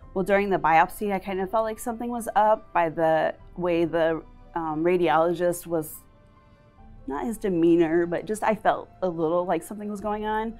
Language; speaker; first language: English; native; English